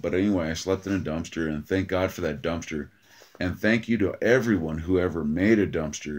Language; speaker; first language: English; native; English